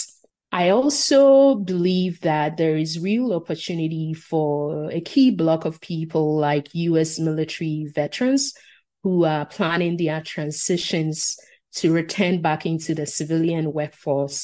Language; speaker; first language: English; non-native, local second language; Akan